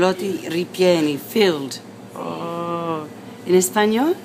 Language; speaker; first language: Italian; non-native, learner; English